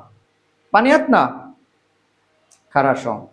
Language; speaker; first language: Russian; non-native, learner; Bangla